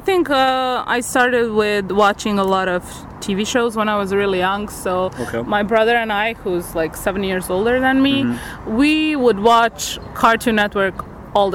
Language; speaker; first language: English; non-native, fluent; Croatian